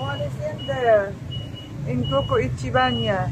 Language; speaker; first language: English; non-native, local second language; Filipino